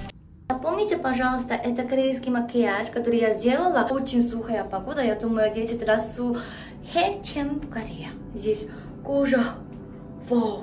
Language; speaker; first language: Russian; non-native, fluent; Korean